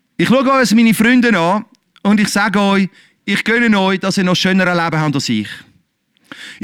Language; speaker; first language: German; native; German